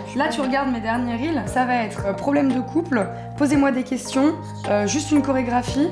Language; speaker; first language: French; native; French